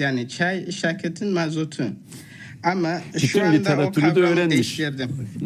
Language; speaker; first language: Turkish; non-native, fluent; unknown